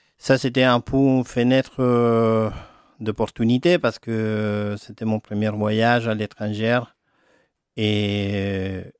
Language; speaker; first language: French; non-native, fluent; Spanish